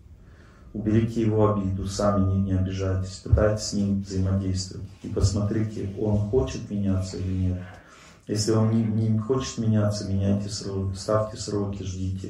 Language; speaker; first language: Russian; native; Russian